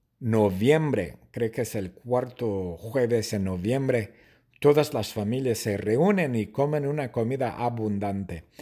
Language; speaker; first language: Spanish; non-native, fluent; English